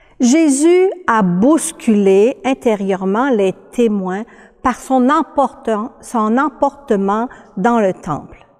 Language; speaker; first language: French; native; French